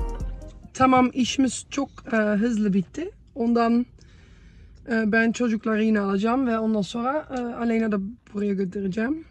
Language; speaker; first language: Turkish; early bilingual, heritage; Dutch